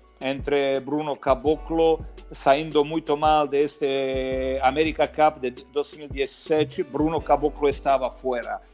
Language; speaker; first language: Spanish; non-native, fluent; Croatian